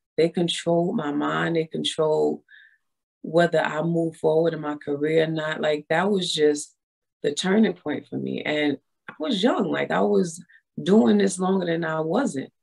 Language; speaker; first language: English; native; English